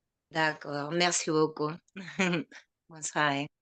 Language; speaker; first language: French; non-native, fluent; Spanish